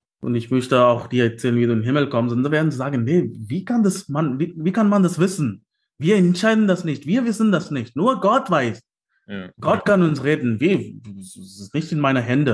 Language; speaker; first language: German; non-native, fluent; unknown